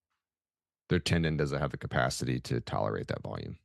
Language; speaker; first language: English; native; English